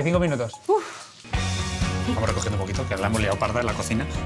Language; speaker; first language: Spanish; native; Spanish